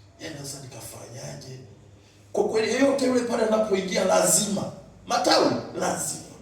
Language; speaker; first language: Swahili; native; Swahili